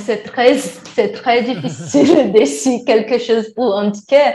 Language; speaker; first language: French; non-native, learner; Portuguese